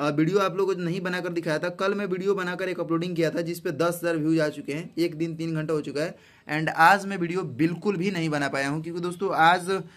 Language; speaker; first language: Hindi; native; Hindi